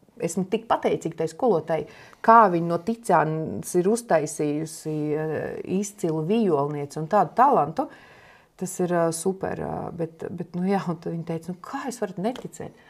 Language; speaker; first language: Latvian; non-native, local second language; Russian